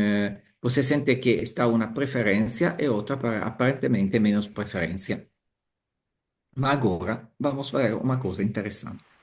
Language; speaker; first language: Portuguese; non-native, learner; Italian